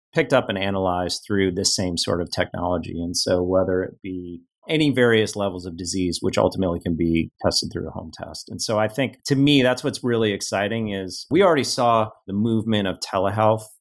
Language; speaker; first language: English; native; English